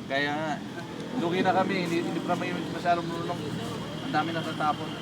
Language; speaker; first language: Filipino; non-native, learner; English